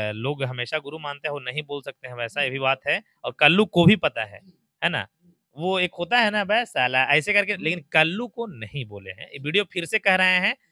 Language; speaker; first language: Hindi; native; Hindi